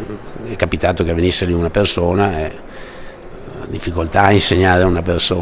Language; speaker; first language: Italian; native; Italian